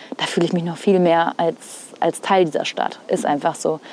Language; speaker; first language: German; native; German